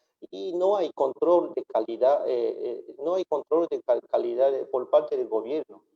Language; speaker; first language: Spanish; non-native, fluent; Japanese